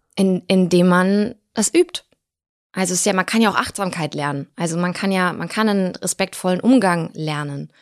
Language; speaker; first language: German; early bilingual, other home language; Russian